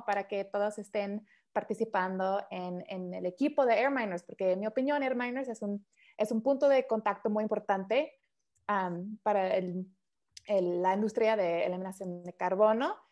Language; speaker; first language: Spanish; early bilingual, heritage; Spanish